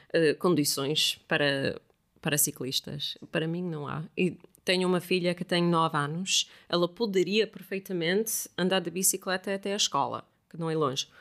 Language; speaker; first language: Portuguese; non-native, fluent; English